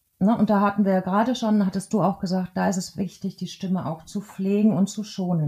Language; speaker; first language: German; native; German